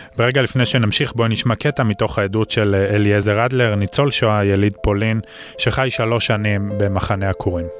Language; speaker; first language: Hebrew; native; Hebrew